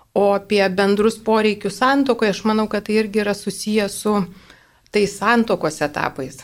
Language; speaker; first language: Lithuanian; native; Lithuanian